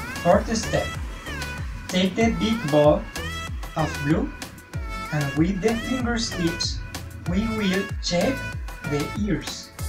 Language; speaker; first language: English; non-native, learner; Spanish